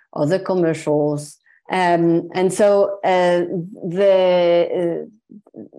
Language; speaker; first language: English; non-native, fluent; French